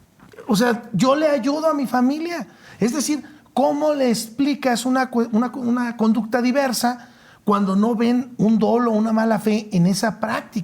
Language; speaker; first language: Spanish; native; Spanish